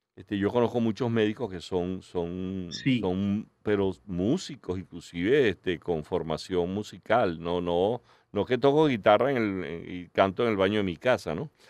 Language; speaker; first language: Spanish; native; Spanish